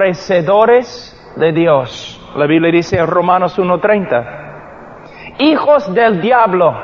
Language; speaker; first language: Spanish; non-native, fluent; English